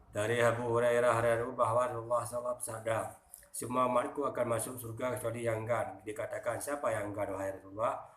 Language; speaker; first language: Malay; non-native, local second language; Achinese